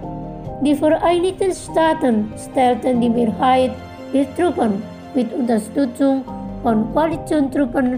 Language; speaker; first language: German; non-native, fluent; Indonesian